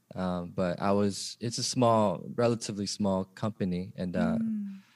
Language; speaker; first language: English; early bilingual, other home language; Korean